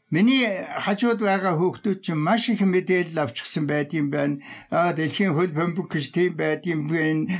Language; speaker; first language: Mongolian; non-native, local second language; Tuvinian